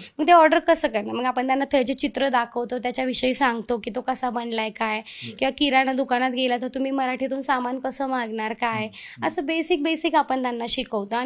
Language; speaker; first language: Marathi; non-native, local second language; Hindi